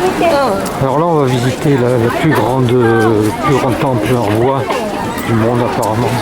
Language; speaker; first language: French; native; French